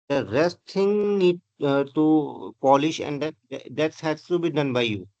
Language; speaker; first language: English; non-native, fluent; Hindi